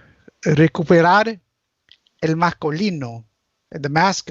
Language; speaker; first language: Spanish; early bilingual, heritage; Spanish